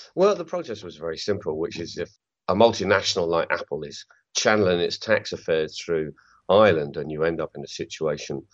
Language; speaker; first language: English; native; English